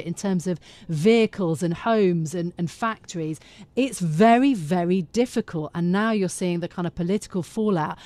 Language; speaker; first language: English; native; English